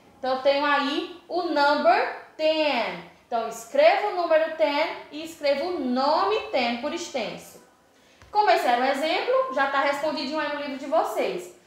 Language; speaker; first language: Portuguese; native; Portuguese